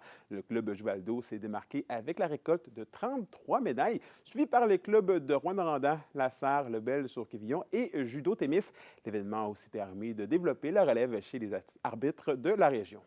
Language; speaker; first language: French; native; French